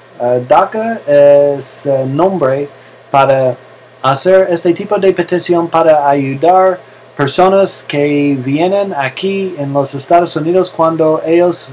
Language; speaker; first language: Spanish; non-native, learner; English